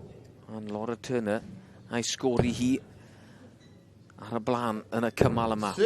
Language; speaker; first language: Welsh; native; Welsh